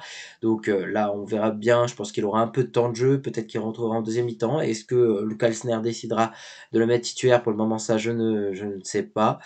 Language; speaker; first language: French; native; French